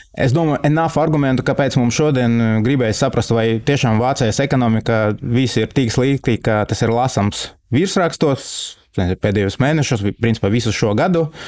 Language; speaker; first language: Latvian; non-native, local second language; Russian